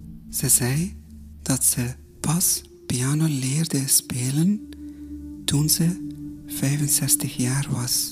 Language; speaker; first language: Dutch; non-native, fluent; Persian